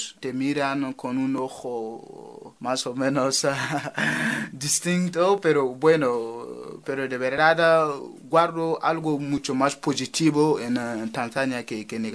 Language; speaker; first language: Spanish; non-native, fluent; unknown